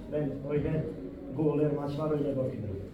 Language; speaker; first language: Turkish; non-native, fluent; Bosnian